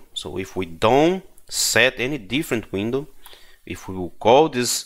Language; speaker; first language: English; non-native, fluent; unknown